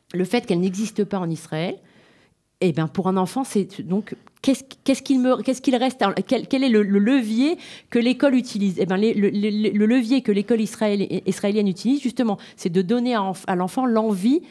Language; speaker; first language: French; native; French